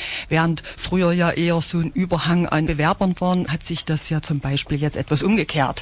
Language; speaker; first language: German; native; German